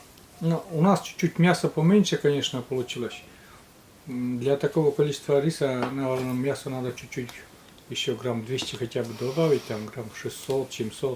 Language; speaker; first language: Russian; native; Russian